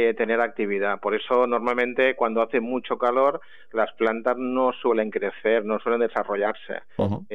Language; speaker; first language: Spanish; native; Spanish